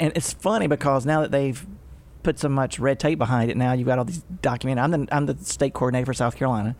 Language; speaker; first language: English; native; English